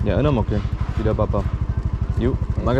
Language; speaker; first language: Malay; non-native, learner; English